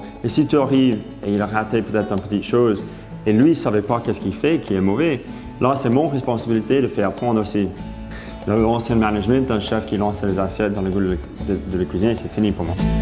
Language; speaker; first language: French; non-native, fluent; English